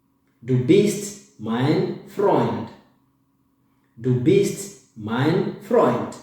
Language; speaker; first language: German; non-native, fluent; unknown